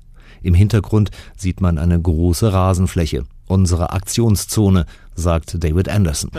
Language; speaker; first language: German; native; German